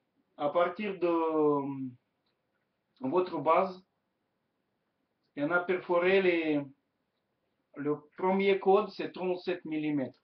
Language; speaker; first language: French; non-native, learner; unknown